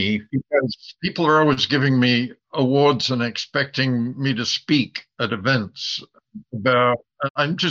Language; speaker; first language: English; native; English